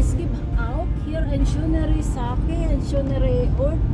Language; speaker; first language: German; non-native, learner; Filipino